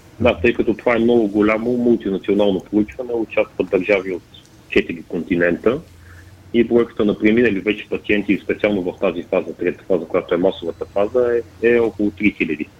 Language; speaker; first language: Bulgarian; native; Bulgarian